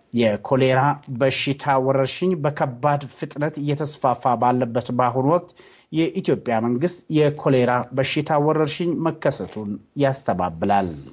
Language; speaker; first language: Amharic; non-native, local second language; Oromo